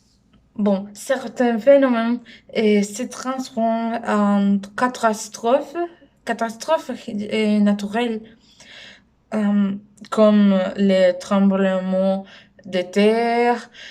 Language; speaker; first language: French; non-native, learner; Spanish